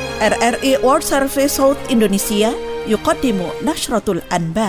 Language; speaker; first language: Arabic; non-native, learner; Indonesian